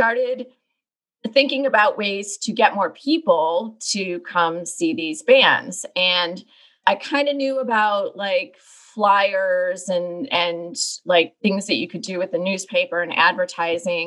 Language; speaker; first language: English; native; English